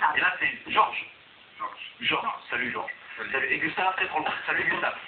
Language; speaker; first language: French; native; French